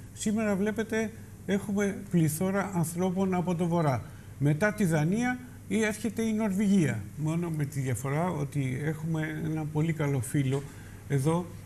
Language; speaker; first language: Greek; native; Greek